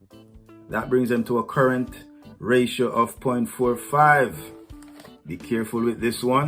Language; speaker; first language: English; native; English